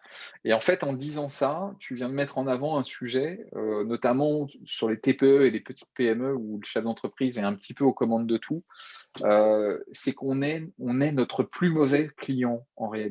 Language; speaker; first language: French; native; French